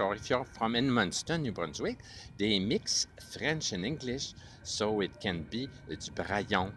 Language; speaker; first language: English; non-native, fluent; French